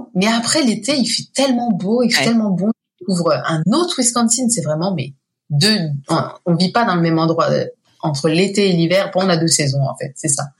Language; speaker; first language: French; native; French